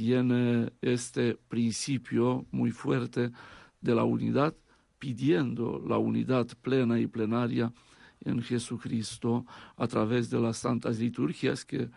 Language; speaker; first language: Spanish; non-native, fluent; Romanian